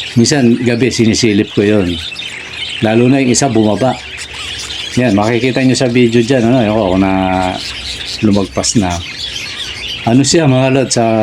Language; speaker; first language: Filipino; native; Filipino